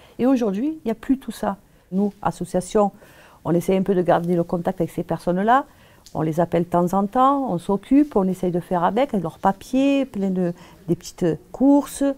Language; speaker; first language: French; native; French